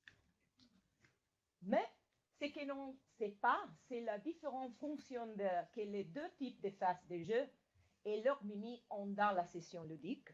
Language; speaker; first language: French; non-native, fluent; Italian